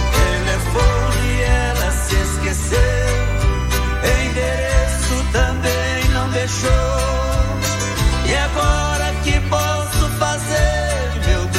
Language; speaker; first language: Portuguese; native; Portuguese